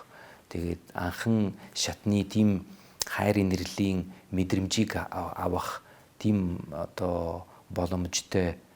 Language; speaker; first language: Mongolian; non-native, fluent; Italian